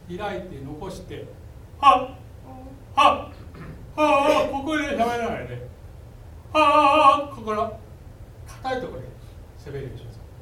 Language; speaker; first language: Japanese; native; Japanese